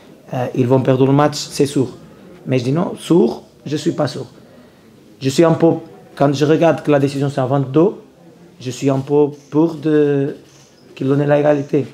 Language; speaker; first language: French; non-native, learner; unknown